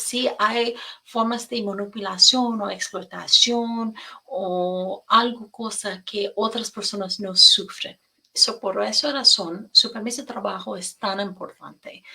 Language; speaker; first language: Spanish; non-native, fluent; English